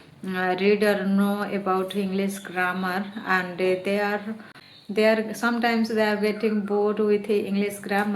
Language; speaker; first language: English; non-native, learner; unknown